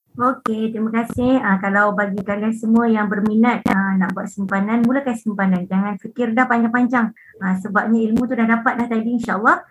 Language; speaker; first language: Malay; non-native, local second language; Western Cham